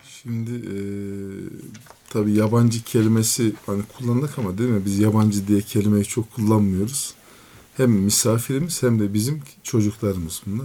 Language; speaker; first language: Turkish; native; Turkish